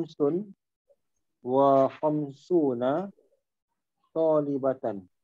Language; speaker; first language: Arabic; non-native, learner; Malay